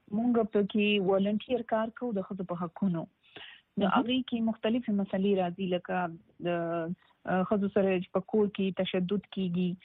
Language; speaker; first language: Pashto; native; Pashto